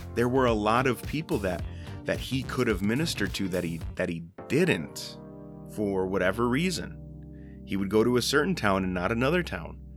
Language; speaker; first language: English; native; English